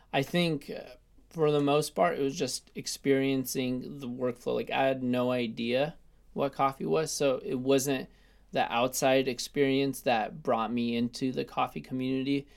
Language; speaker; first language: English; early bilingual, other home language; Russian